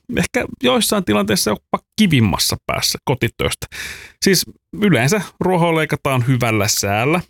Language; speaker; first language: Finnish; native; Finnish